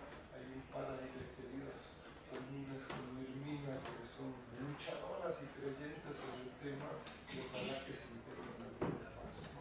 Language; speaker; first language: Spanish; native; Spanish